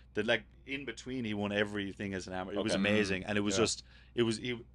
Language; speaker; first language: English; native; English